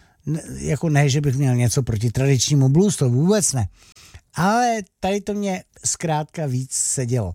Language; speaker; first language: Czech; native; Czech